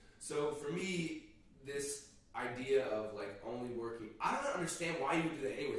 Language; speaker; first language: English; native; English